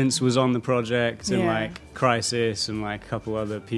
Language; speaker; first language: English; native; English